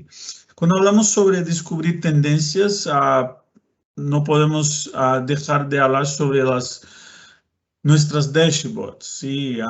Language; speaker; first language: Spanish; non-native, fluent; Portuguese